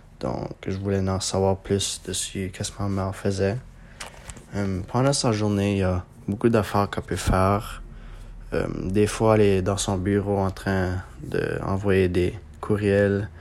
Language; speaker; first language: French; non-native, local second language; English